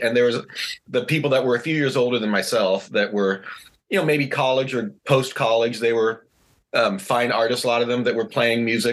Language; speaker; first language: English; native; English